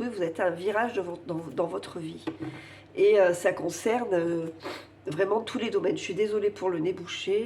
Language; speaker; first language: French; native; French